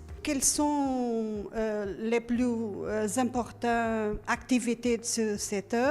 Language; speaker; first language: French; non-native, learner; Portuguese